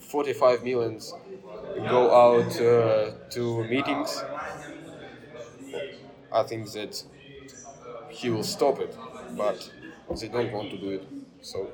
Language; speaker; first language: English; non-native, learner; Ukrainian